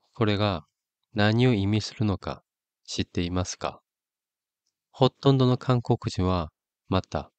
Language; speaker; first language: Japanese; non-native, fluent; Korean